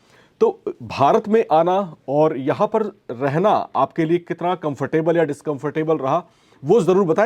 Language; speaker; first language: Hindi; native; Hindi